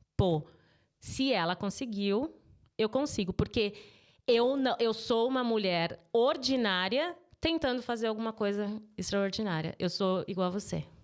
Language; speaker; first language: Portuguese; native; Portuguese